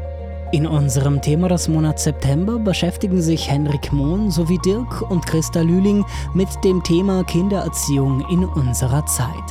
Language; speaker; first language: German; native; German